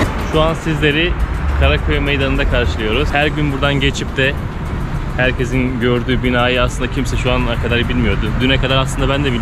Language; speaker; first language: Turkish; native; Turkish